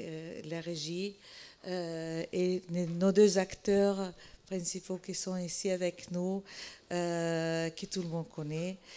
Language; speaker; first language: French; non-native, fluent; Italian